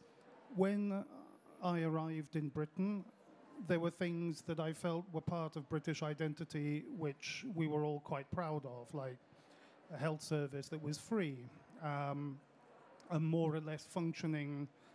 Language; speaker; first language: English; early bilingual, other home language; French